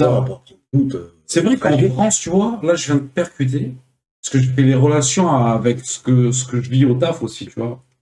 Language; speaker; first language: French; native; French